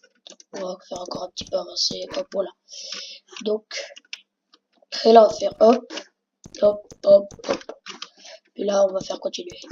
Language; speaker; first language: French; native; French